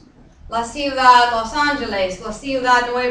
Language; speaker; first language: Spanish; non-native, fluent; English